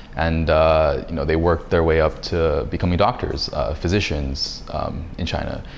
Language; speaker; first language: English; native; English